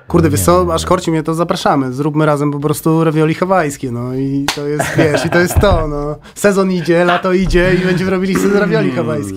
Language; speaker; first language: Polish; native; Polish